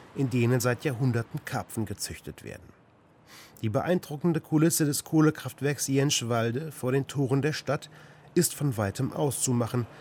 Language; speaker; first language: German; native; German